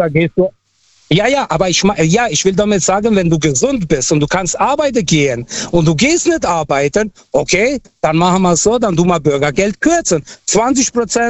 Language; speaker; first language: German; non-native, fluent; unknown